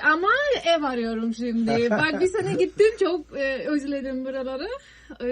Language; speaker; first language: Turkish; non-native, fluent; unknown